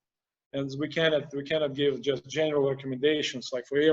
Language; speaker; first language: English; non-native, fluent; Russian